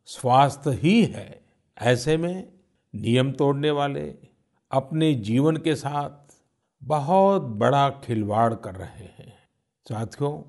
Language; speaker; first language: Hindi; non-native, local second language; Gujarati